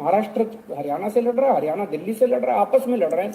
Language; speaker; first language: Hindi; native; Hindi